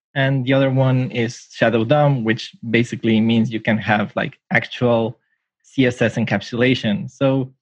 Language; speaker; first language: English; non-native, fluent; Spanish